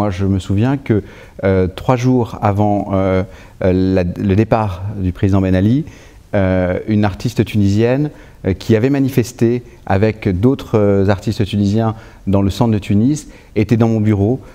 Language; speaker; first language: French; native; French